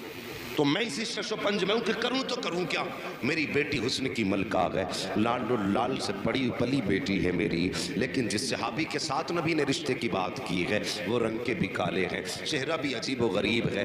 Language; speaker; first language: Urdu; native; Urdu